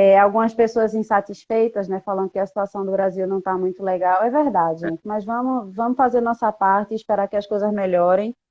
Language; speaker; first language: Portuguese; native; Portuguese